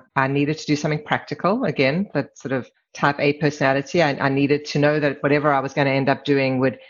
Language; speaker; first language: English; native; English